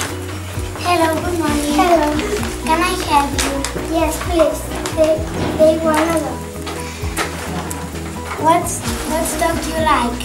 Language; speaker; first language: English; non-native, learner; Catalan